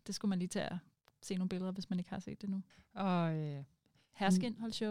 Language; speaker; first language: Danish; native; Danish